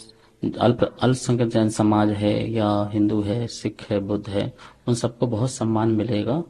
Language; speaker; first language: Hindi; native; Hindi